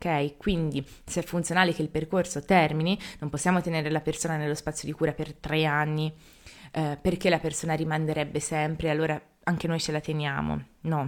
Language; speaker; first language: Italian; native; Italian